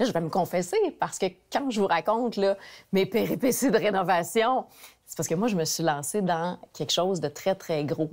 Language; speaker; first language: French; native; French